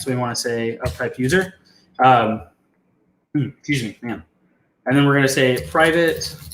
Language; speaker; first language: English; native; English